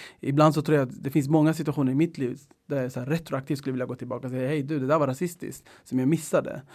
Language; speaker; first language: Swedish; early bilingual, other home language; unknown